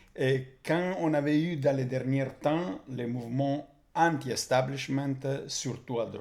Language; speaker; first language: French; non-native, fluent; Italian